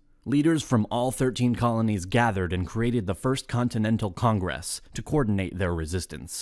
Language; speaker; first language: English; non-native, fluent; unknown